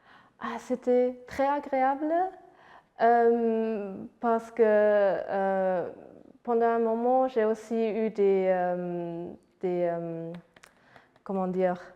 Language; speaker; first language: French; non-native, fluent; Luxembourgish